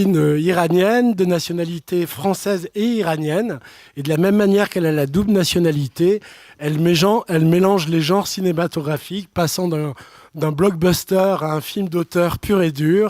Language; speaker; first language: French; native; French